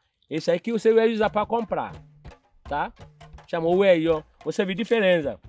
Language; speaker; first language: Portuguese; non-native, learner; Yoruba